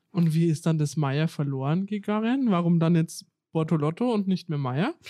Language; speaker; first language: German; native; German